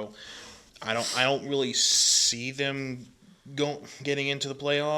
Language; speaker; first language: English; native; English